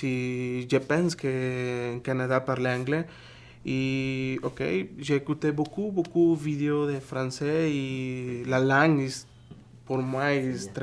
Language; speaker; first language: French; non-native, learner; Spanish